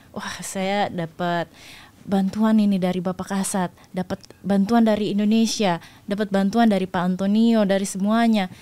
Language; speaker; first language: Indonesian; native; Indonesian